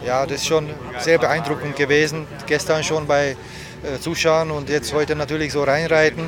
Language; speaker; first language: German; non-native, fluent; Hungarian